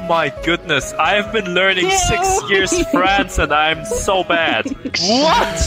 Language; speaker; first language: English; non-native, fluent; German